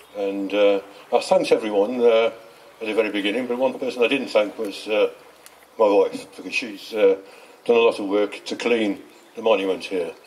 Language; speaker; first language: English; early bilingual, other home language; Polish